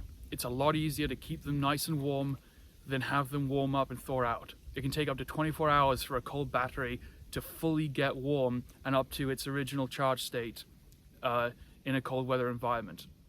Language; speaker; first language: English; native; English